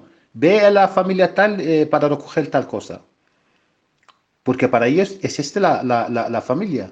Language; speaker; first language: Spanish; non-native, fluent; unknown